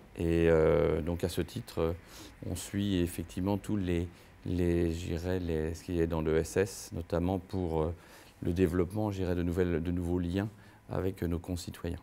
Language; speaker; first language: French; native; French